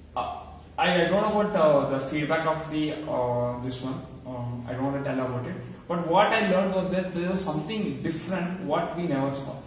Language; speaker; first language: English; non-native, local second language; Kannada